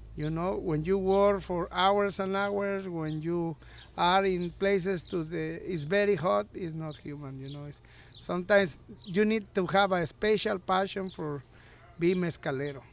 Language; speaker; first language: English; non-native, learner; Spanish